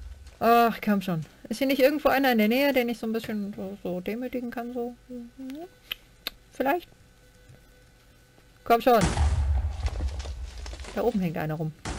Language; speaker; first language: German; native; German